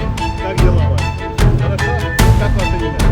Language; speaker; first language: Russian; non-native, fluent; Lithuanian